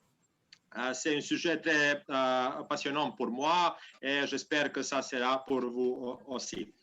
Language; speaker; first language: French; non-native, learner; Serbian